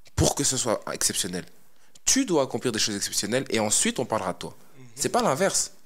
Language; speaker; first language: French; native; French